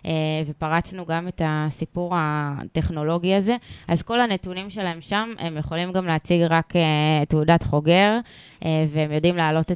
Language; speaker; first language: Hebrew; native; Hebrew